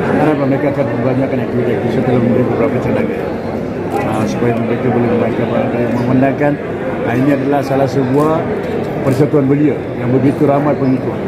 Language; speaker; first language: Malay; non-native, local second language; Tamil